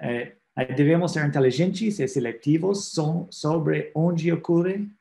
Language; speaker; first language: Portuguese; non-native, fluent; English